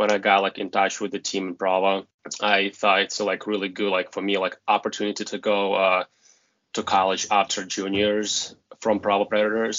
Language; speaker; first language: English; non-native, fluent; Russian